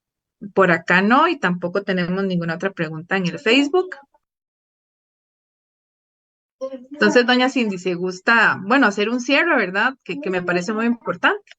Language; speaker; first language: Spanish; native; Spanish